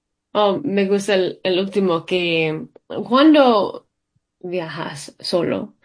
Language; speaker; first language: Spanish; non-native, learner; English